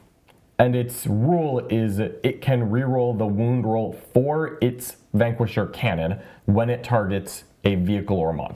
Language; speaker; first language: English; native; English